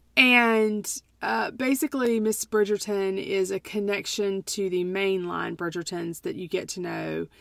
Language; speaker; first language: English; native; English